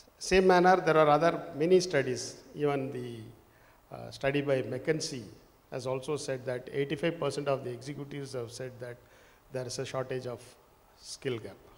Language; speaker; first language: English; non-native, local second language; Tamil